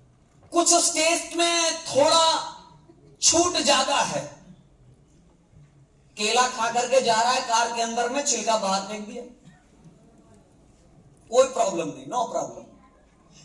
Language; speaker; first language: Hindi; native; Hindi